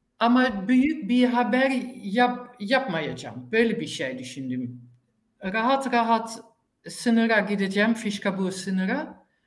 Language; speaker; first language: Turkish; non-native, learner; Dutch